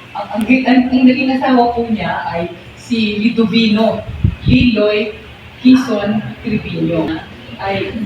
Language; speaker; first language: Filipino; native; Filipino